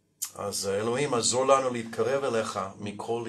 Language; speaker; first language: Hebrew; non-native, fluent; English